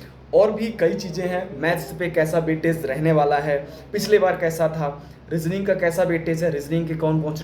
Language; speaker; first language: Hindi; native; Hindi